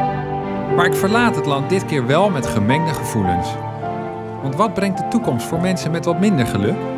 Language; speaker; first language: Dutch; native; Dutch